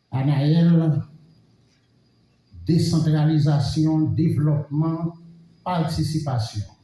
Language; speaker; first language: French; non-native, local second language; Haitian Creole